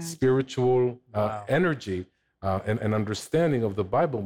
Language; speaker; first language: English; non-native, fluent; Hebrew